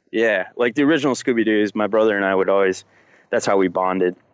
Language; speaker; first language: English; native; English